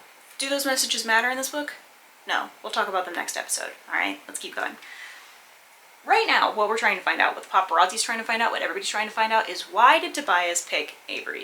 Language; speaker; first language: English; native; English